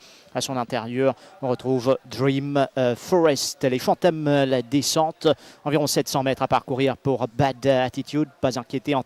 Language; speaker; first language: French; non-native, local second language; Morisyen